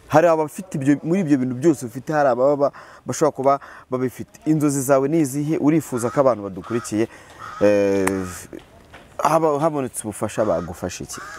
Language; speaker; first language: Kinyarwanda; native; Kinyarwanda